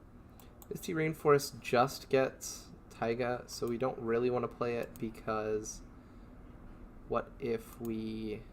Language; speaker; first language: English; native; English